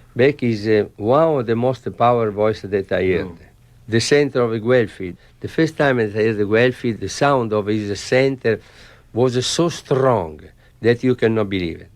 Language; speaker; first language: English; non-native, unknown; Italian